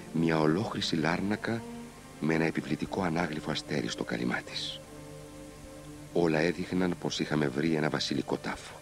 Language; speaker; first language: Greek; native; Greek